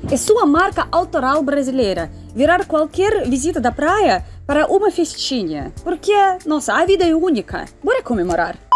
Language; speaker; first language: Portuguese; non-native, fluent; Russian